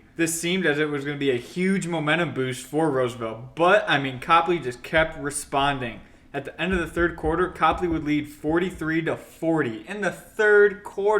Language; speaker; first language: English; native; English